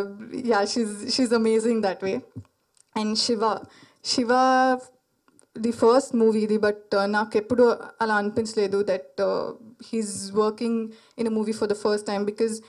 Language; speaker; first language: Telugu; non-native, learner; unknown